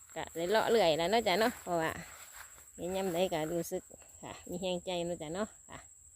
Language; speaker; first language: Thai; native; Thai